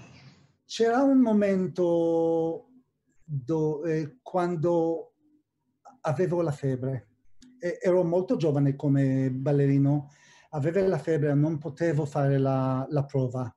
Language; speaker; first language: Italian; non-native, fluent; Hebrew